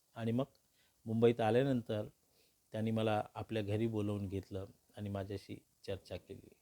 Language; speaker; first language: Marathi; non-native, local second language; Hindi